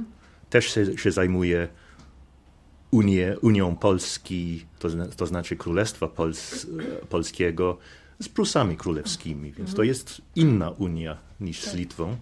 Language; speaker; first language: Polish; non-native, fluent; English